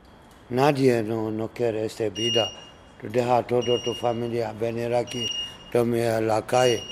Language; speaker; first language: Spanish; non-native, learner; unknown